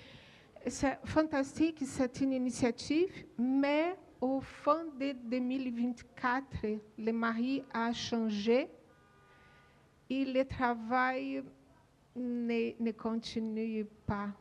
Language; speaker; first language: French; non-native, learner; Portuguese